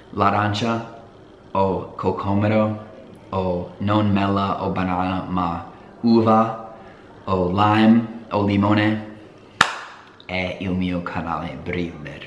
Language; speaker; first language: Italian; non-native, fluent; English